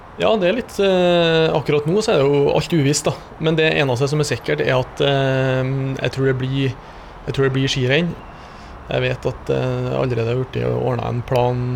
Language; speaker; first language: Norwegian; native; Norwegian